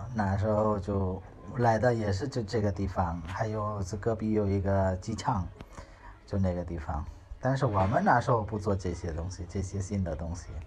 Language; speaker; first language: Chinese; non-native, learner; Hindi